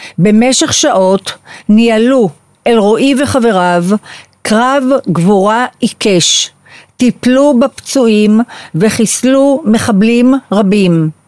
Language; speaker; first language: Hebrew; native; Hebrew